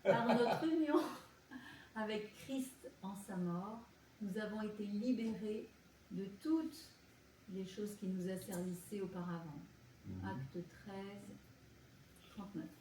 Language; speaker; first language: French; native; French